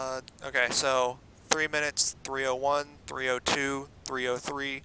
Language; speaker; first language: English; native; English